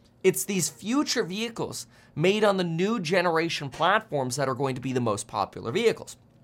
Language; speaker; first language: English; native; English